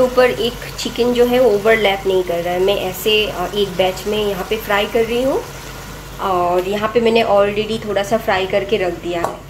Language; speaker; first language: Hindi; non-native, local second language; Bangla